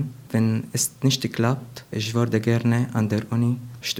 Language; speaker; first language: German; non-native, fluent; Arabic